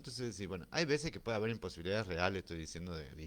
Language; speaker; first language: Spanish; native; Spanish